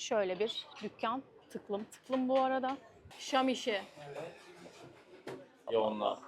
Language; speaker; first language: Turkish; native; Turkish